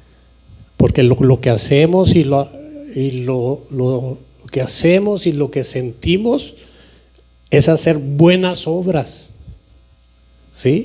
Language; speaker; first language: Spanish; native; Spanish